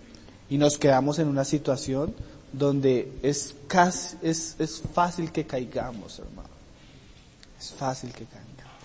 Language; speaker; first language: Spanish; native; Spanish